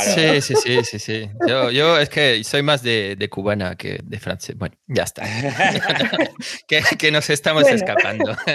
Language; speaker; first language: Spanish; non-native, fluent; French